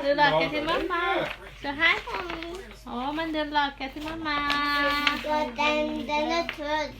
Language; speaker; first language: Norwegian; non-native, learner; Thai